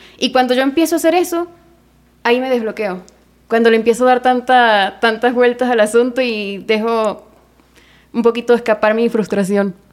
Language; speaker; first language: Spanish; native; Spanish